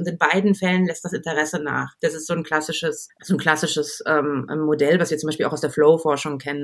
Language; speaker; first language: German; native; German